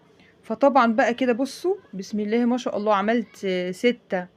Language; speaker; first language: Arabic; native; Arabic